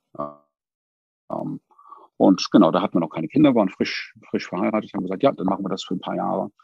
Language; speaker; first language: German; non-native, fluent; English